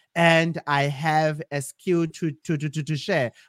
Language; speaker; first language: English; non-native, local second language; Shona